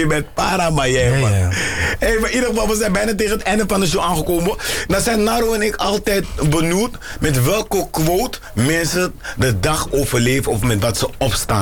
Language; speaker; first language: Dutch; native; Dutch